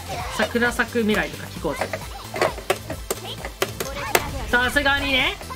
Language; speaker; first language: Japanese; native; Japanese